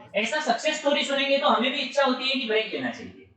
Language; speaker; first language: Hindi; non-native, local second language; Marathi